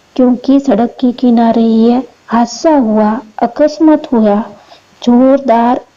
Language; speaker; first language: Hindi; non-native, local second language; Gujarati